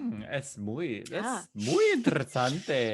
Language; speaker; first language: Spanish; non-native, fluent; English